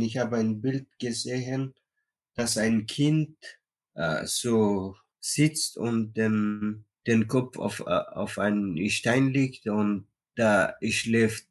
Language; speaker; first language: German; non-native, learner; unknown